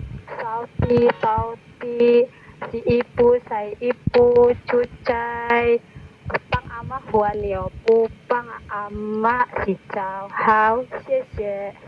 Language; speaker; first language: Chinese; non-native, learner; Javanese